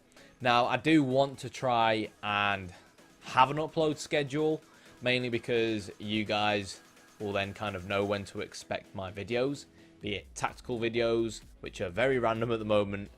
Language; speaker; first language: English; native; English